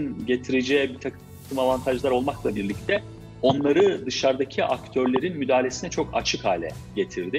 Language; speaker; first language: Turkish; native; Turkish